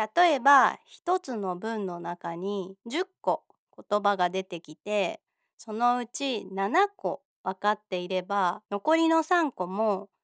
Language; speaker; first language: Japanese; native; Japanese